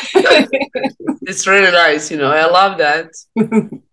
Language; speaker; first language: English; non-native, learner; Serbian